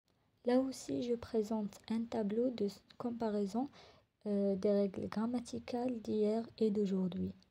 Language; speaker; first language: French; non-native, local second language; Arabic